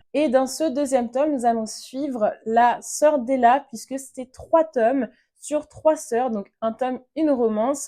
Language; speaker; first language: French; native; French